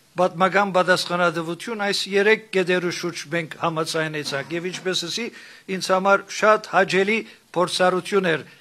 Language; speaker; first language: Armenian; native; Armenian